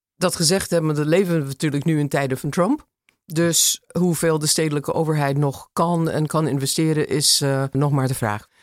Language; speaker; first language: Dutch; non-native, fluent; English